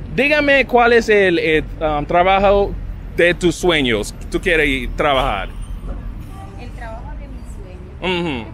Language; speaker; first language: Spanish; non-native, learner; English